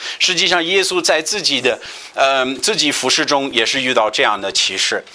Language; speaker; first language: Chinese; non-native, fluent; English